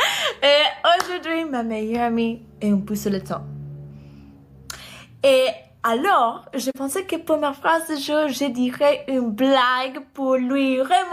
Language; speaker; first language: French; non-native, learner; English